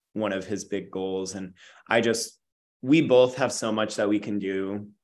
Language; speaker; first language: English; native; English